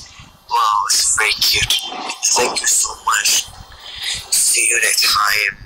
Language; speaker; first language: English; non-native, learner; Thai